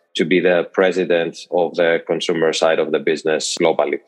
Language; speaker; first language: English; non-native, fluent; Greek